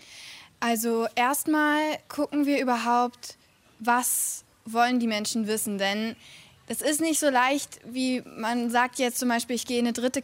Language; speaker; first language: German; native; German